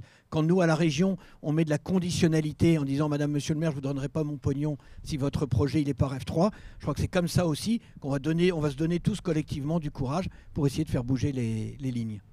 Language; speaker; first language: French; native; French